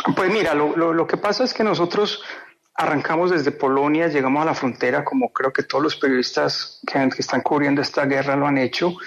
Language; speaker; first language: Spanish; native; Spanish